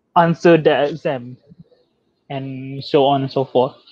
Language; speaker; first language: English; non-native, local second language; Malay